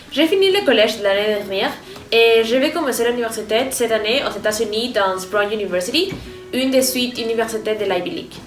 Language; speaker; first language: French; non-native, fluent; Spanish